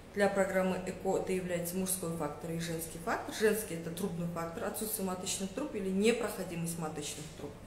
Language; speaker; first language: Russian; non-native, local second language; Kazakh